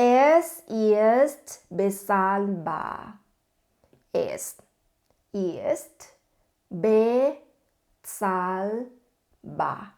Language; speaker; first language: German; non-native, fluent; Thai